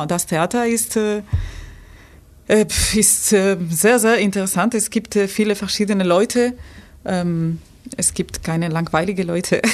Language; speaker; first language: German; non-native, fluent; Spanish